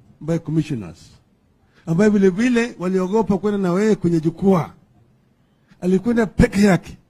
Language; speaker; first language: Swahili; non-native, local second language; Luo (Kenya and Tanzania)